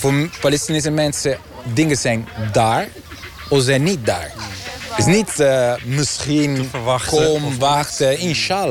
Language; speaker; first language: Dutch; non-native, learner; Italian